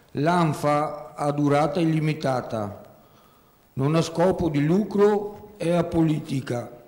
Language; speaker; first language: Italian; native; Italian